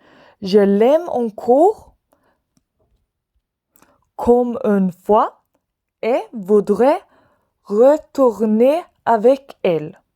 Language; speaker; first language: French; non-native, fluent; Swedish